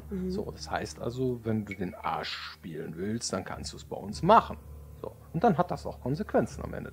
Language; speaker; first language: German; native; German